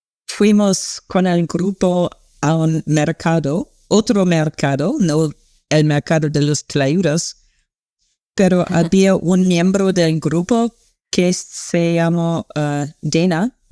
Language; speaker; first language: Spanish; non-native, learner; English